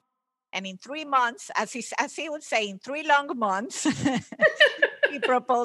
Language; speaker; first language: English; non-native, fluent; Italian